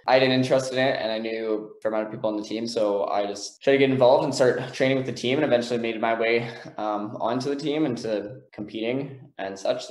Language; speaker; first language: English; native; English